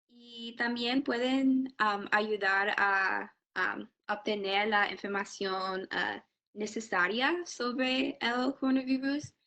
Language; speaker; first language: Spanish; non-native, learner; English